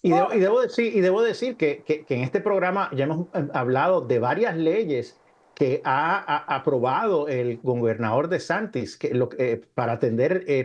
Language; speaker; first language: Spanish; native; Spanish